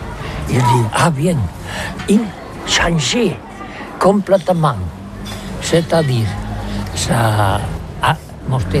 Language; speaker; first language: French; non-native, learner; Catalan